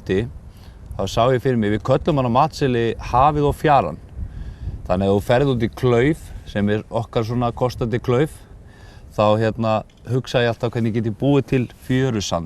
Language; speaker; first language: Icelandic; native; Icelandic